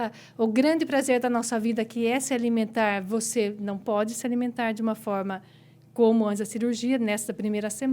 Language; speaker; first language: Portuguese; native; Portuguese